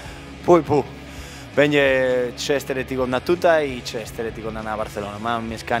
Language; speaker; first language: Polish; non-native, learner; Spanish